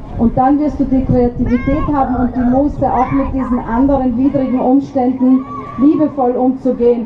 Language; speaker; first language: German; early bilingual, other home language; Arabic